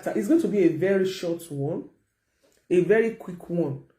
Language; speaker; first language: English; non-native, local second language; Yoruba